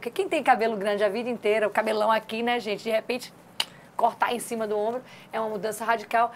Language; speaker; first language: Portuguese; native; Portuguese